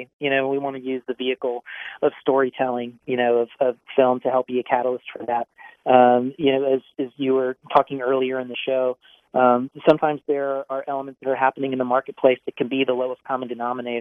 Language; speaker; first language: English; native; English